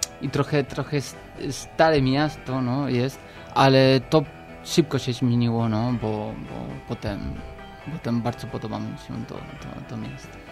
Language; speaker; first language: Polish; non-native, learner; Spanish